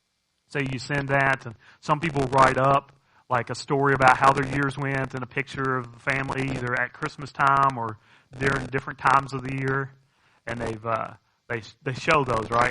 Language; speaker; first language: English; native; English